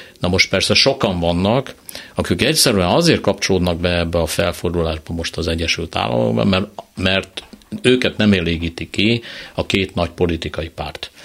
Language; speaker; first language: Hungarian; native; Hungarian